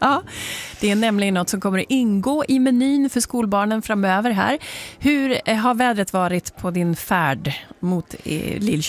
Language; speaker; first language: Swedish; native; Swedish